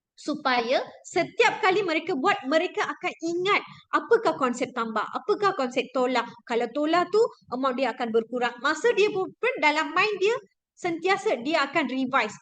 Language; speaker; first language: Malay; non-native, local second language; Tamil